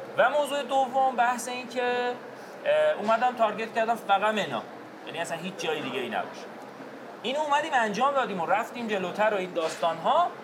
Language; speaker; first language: Persian; non-native, local second language; Azerbaijani